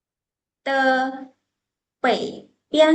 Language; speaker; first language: Chinese; non-native, fluent; Lao